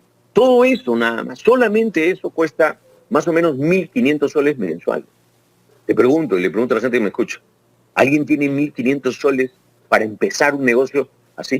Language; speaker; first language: Spanish; native; Spanish